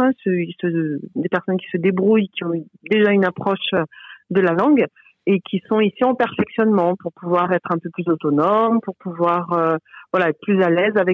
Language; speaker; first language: French; native; French